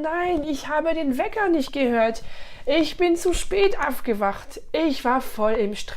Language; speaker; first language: German; non-native, fluent; French